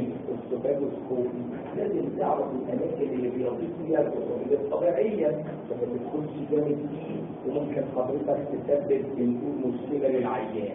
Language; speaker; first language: Arabic; native; Arabic